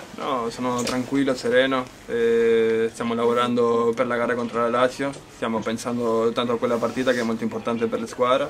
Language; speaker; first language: Italian; non-native, fluent; Spanish